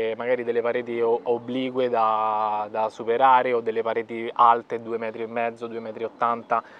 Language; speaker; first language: Italian; native; Italian